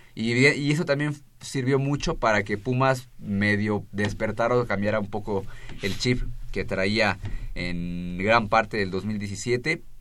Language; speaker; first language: Spanish; native; Spanish